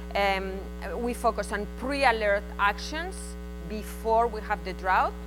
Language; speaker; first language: English; non-native, fluent; Spanish